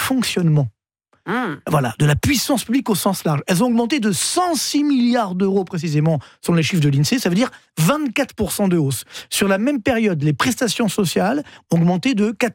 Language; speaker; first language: French; native; French